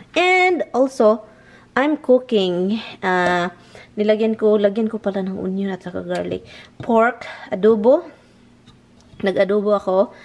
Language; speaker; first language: Filipino; non-native, local second language; Cebuano